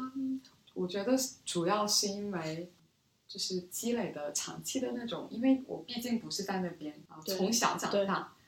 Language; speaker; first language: Chinese; early bilingual, other home language; Korean